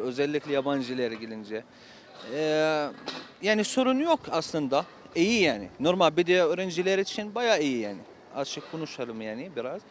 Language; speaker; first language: Turkish; non-native, fluent; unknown